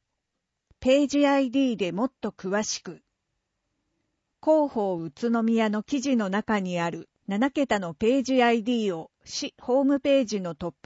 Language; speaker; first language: Japanese; native; Japanese